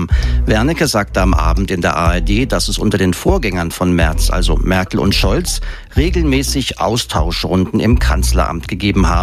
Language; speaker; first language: German; native; German